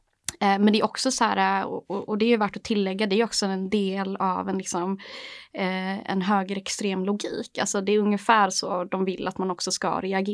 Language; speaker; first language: Swedish; native; Swedish